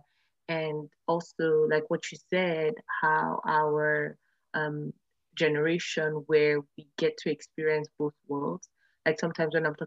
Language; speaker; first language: English; non-native, local second language; Yoruba